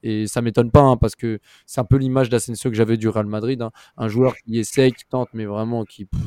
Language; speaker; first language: French; native; French